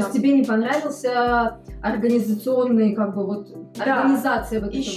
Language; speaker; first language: Russian; native; Russian